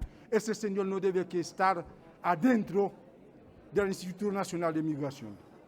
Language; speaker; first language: Spanish; non-native, fluent; Haitian Creole